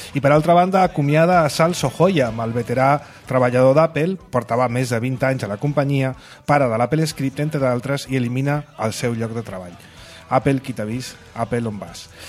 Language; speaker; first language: Catalan; native; Catalan